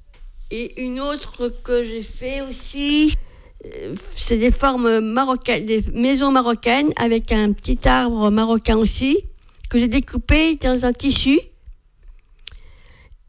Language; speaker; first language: French; native; French